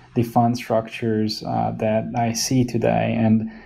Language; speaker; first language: English; non-native, fluent; Hungarian